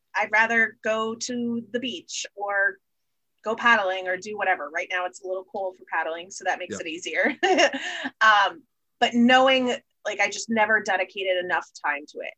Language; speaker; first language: English; native; English